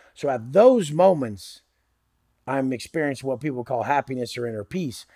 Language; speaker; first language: English; native; English